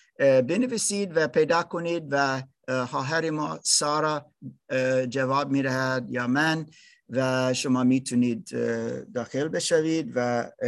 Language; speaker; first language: Persian; non-native, learner; German